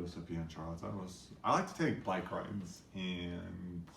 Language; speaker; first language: English; native; English